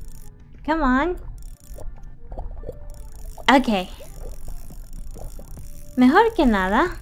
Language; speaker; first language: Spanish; non-native, learner; English